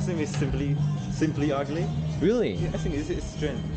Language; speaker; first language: English; non-native, learner; Chinese